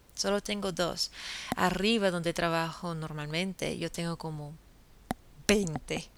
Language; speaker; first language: Spanish; non-native, fluent; English